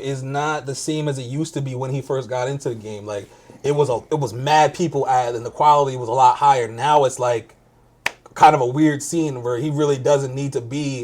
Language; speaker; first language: English; native; English